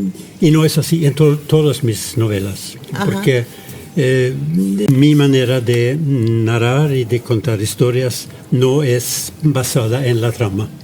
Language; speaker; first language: Spanish; non-native, fluent; Norwegian